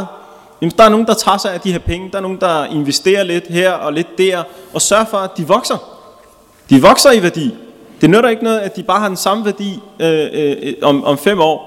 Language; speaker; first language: Danish; early bilingual, other home language; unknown